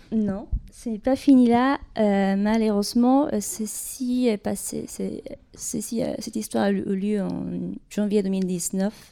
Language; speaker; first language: French; non-native, fluent; Spanish